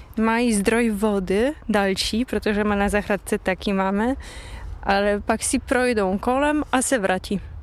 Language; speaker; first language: Czech; non-native, fluent; Polish